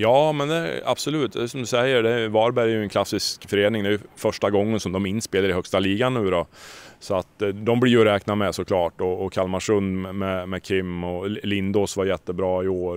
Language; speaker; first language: Swedish; native; Swedish